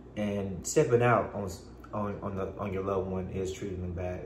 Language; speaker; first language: English; native; English